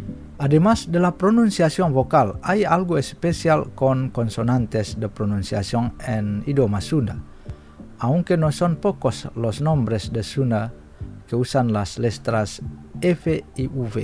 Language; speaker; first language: Spanish; non-native, fluent; Indonesian